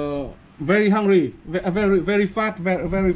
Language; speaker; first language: English; non-native, learner; Vietnamese